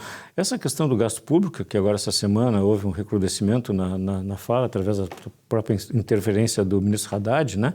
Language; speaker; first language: Portuguese; native; Portuguese